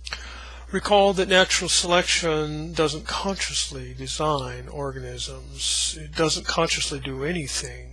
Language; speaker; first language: English; native; English